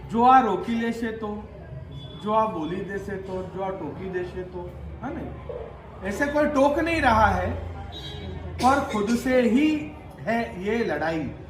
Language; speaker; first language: Hindi; non-native, local second language; Gujarati